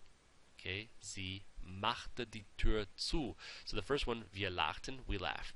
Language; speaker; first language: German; non-native, fluent; English